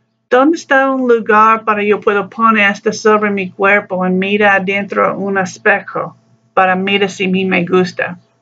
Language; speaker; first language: Spanish; non-native, learner; English